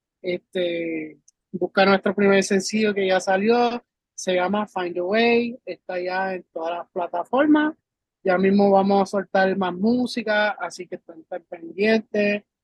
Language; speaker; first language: Spanish; early bilingual, heritage; Spanish